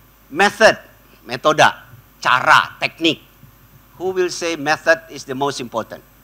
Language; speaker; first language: English; non-native, fluent; Indonesian